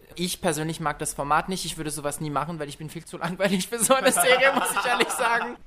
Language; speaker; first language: German; non-native, fluent; French